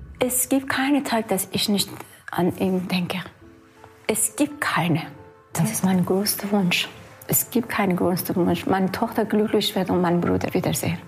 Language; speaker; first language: German; non-native, learner; Persian